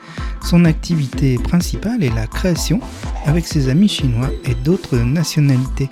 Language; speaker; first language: French; native; French